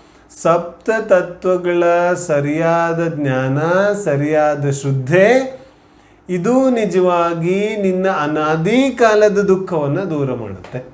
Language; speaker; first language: Kannada; non-native, local second language; Hindi